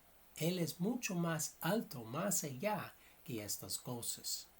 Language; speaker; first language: Spanish; non-native, fluent; English